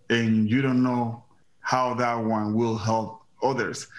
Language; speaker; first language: English; non-native, fluent; Spanish